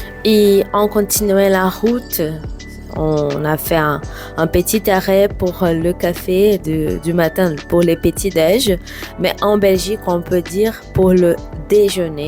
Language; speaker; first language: French; non-native, fluent; Portuguese